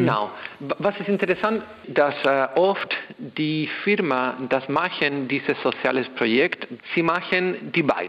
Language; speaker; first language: German; non-native, learner; Spanish